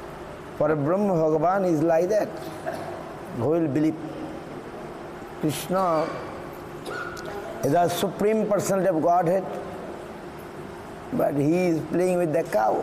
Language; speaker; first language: English; non-native, local second language; Bangla